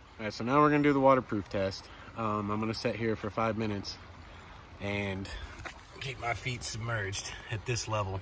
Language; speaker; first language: English; native; English